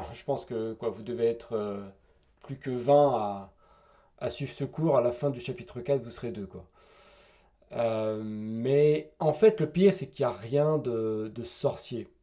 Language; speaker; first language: French; native; French